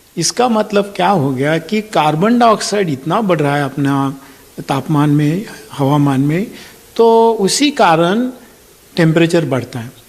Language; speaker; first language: Hindi; non-native, local second language; Marathi